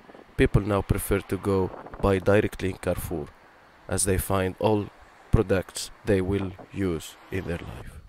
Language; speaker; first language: English; non-native, fluent; Arabic